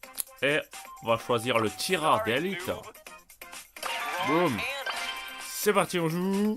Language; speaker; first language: French; native; French